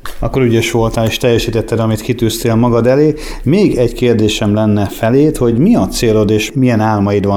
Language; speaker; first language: Hungarian; native; Hungarian